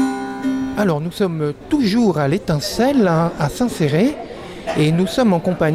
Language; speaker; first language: French; native; French